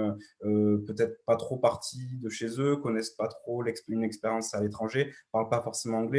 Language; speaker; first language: French; native; French